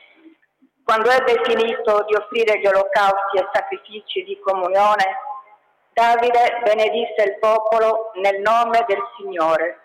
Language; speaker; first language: Italian; native; Italian